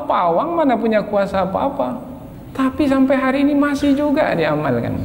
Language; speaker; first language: Malay; native; Malay